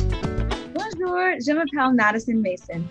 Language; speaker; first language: French; non-native, learner; English